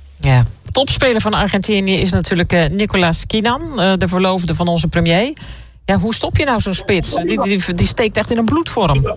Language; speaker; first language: Dutch; native; Dutch